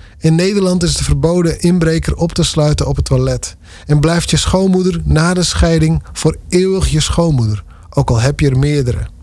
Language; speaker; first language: Dutch; non-native, local second language; Western Frisian